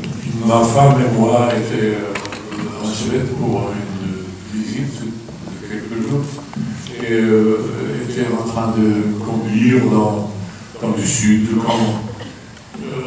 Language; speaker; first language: French; non-native, fluent; Swedish